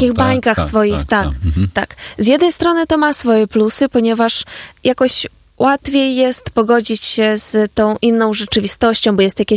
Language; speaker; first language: Polish; non-native, fluent; Ukrainian